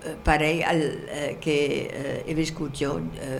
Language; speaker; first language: Catalan; non-native, fluent; German